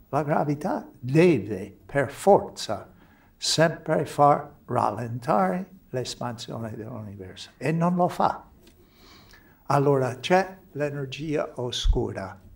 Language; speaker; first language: Italian; non-native, fluent; English